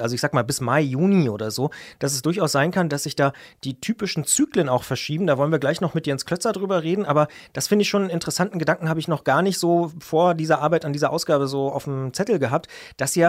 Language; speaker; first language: German; native; German